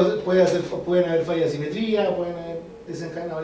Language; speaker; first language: Spanish; native; Spanish